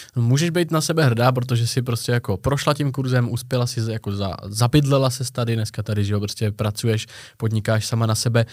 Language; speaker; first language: Czech; native; Czech